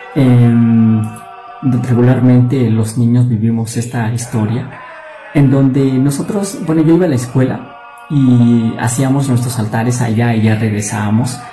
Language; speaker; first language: Spanish; native; Spanish